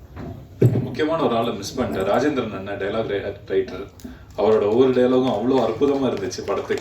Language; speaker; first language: Tamil; native; Tamil